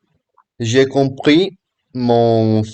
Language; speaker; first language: French; non-native, learner; Spanish